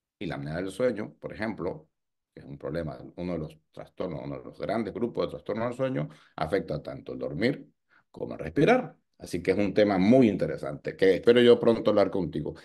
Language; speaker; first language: Spanish; native; Spanish